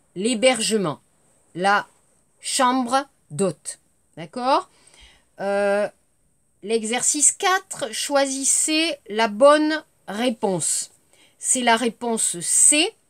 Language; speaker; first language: French; native; French